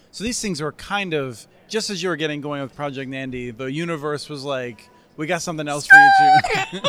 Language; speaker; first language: English; native; English